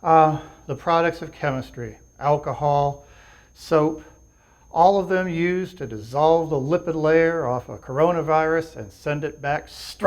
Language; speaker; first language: English; native; English